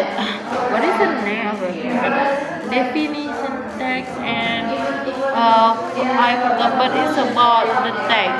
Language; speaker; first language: English; non-native, learner; Indonesian